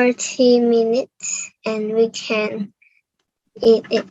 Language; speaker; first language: English; non-native, learner; Cantonese